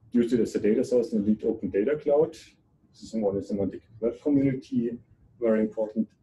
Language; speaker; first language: English; non-native, fluent; German